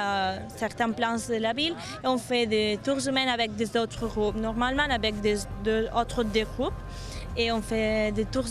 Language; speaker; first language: French; non-native, learner; Catalan